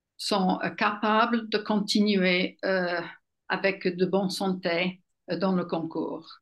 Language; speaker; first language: French; non-native, fluent; English